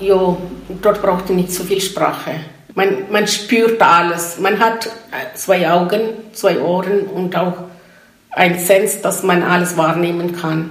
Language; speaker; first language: German; non-native, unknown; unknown